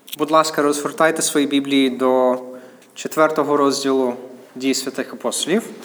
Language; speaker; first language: Ukrainian; non-native, fluent; English